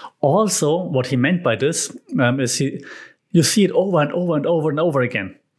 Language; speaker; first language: English; non-native, fluent; German